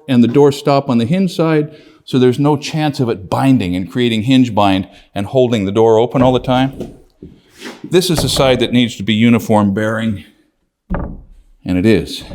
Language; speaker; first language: English; native; English